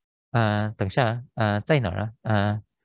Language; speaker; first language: Chinese; non-native, local second language; Filipino